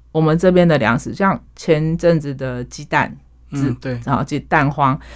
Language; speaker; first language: Chinese; native; Chinese